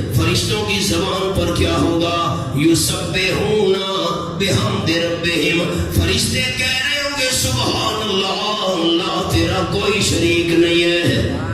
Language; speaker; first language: Urdu; non-native, local second language; Pashto